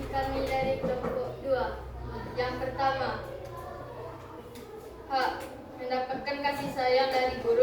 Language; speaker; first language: Indonesian; native; Indonesian